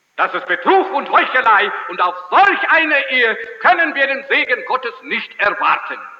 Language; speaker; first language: German; early bilingual, heritage; German